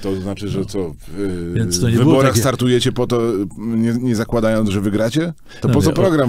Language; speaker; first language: Polish; native; Polish